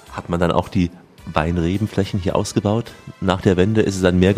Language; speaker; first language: German; native; German